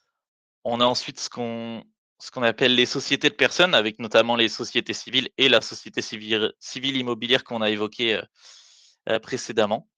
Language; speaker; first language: French; native; French